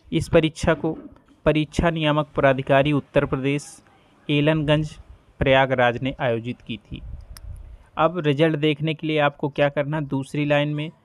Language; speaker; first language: Hindi; native; Hindi